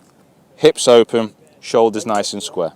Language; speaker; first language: English; native; English